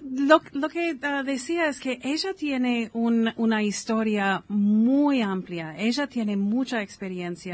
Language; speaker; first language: Spanish; non-native, fluent; English